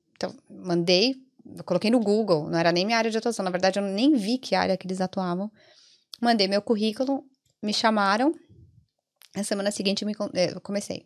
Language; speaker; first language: Portuguese; early bilingual, other home language; Italian